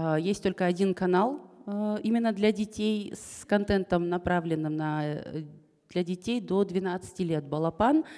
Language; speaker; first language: Russian; non-native, local second language; Kazakh